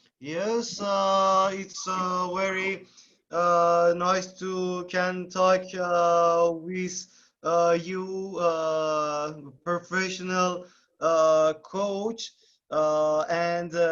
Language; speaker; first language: English; non-native, learner; Persian